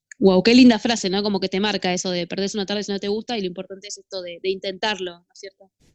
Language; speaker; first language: Spanish; native; Spanish